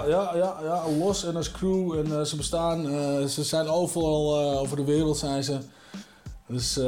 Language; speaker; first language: Dutch; native; Dutch